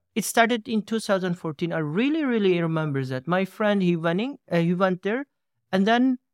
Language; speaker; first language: English; non-native, fluent; Uyghur